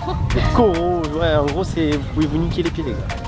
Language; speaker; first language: French; native; French